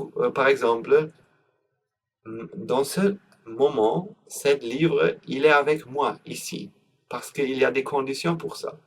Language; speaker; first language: French; non-native, learner; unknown